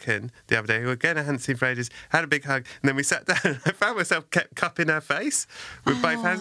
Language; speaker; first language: English; native; English